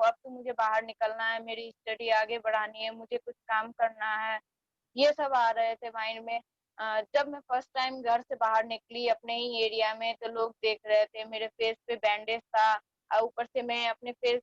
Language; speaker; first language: Hindi; non-native, fluent; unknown